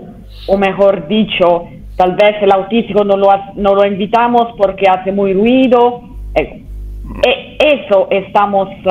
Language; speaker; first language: Spanish; non-native, learner; Italian